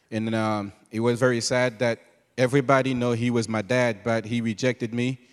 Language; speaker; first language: English; non-native, fluent; Haitian Creole